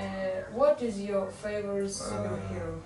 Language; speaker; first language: English; non-native, learner; Russian